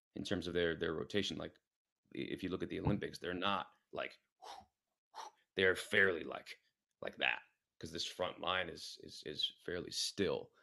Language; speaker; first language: English; native; English